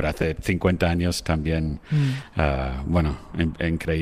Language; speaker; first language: Spanish; non-native, fluent; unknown